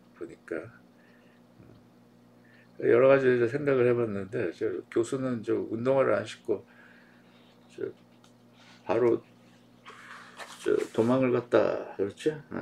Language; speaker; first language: Korean; native; Korean